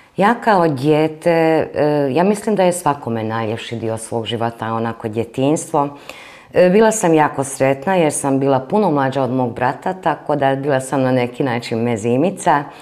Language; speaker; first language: Croatian; non-native, local second language; Hungarian